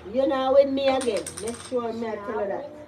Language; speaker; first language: English; non-native, local second language; Jamaican Creole English